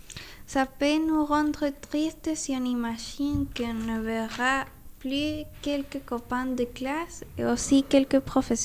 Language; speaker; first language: French; non-native, learner; Spanish